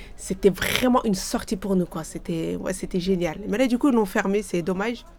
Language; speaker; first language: French; early bilingual, other home language; Arabic